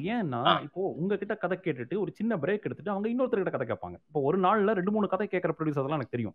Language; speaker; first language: Tamil; native; Tamil